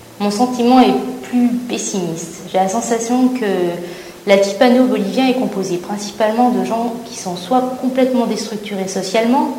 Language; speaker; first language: French; native; French